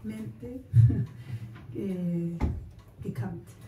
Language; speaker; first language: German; non-native, learner; Spanish